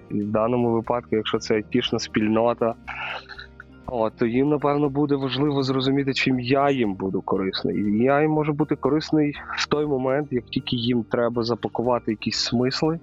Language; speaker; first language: Ukrainian; native; Ukrainian